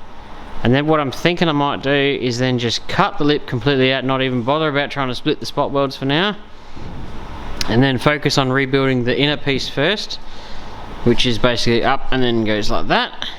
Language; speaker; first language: English; native; English